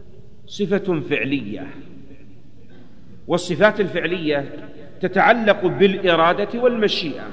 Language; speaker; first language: Arabic; native; Arabic